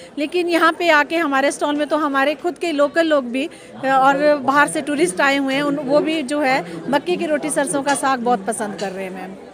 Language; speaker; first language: Hindi; native; Hindi